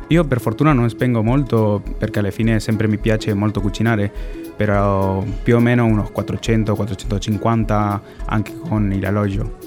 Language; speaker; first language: Italian; non-native, learner; Spanish